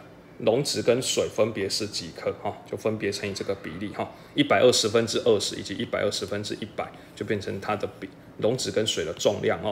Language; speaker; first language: Chinese; native; Chinese